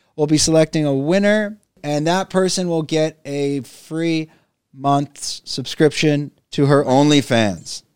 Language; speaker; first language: English; native; English